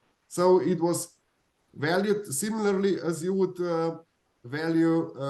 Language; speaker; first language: English; non-native, fluent; Slovenian